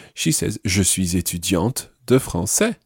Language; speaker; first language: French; non-native, fluent; English